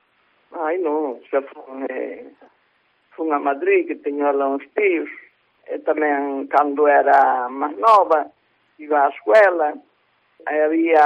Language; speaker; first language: Galician; native; Galician